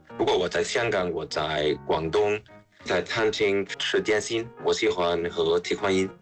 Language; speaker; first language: Chinese; non-native, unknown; German